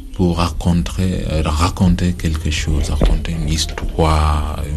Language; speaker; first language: French; non-native, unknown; Acoli